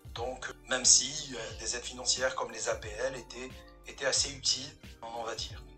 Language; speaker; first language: French; non-native, local second language; Kabyle